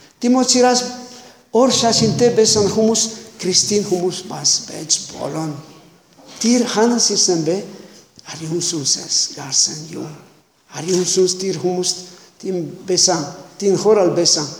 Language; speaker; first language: Mongolian; non-native, learner; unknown